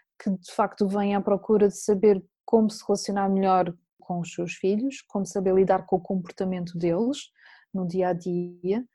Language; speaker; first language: Portuguese; native; Portuguese